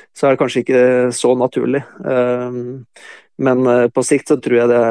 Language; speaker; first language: Norwegian; native; Norwegian